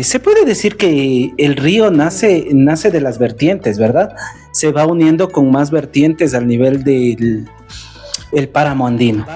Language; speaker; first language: Spanish; native; Spanish